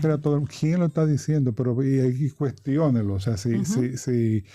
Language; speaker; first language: Spanish; native; Spanish